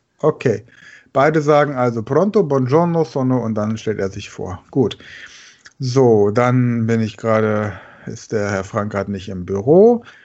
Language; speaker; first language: German; native; German